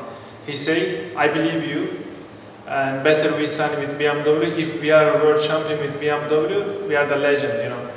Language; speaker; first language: English; non-native, learner; Turkish